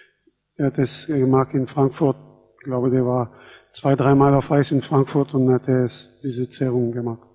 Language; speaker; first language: German; non-native, fluent; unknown